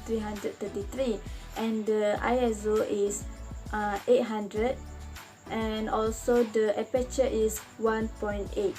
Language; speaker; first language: English; non-native, learner; Malay